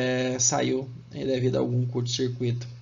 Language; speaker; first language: Portuguese; native; Portuguese